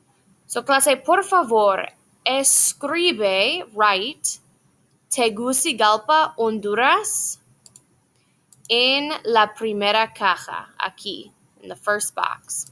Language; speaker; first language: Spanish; non-native, fluent; English